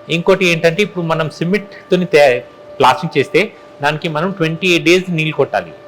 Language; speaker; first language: Telugu; non-native, local second language; Punjabi